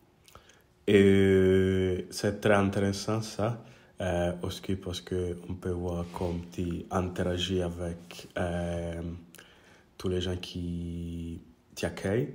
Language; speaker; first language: French; non-native, learner; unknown